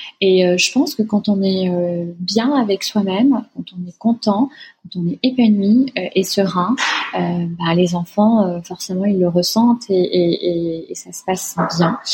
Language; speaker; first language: French; non-native, local second language; Arabic